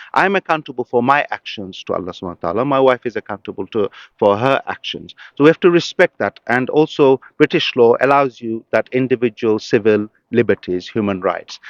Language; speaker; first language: English; early bilingual, other home language; Bangla